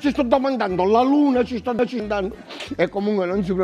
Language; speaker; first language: Italian; native; Italian